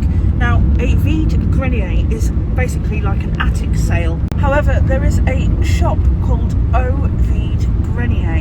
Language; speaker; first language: English; native; English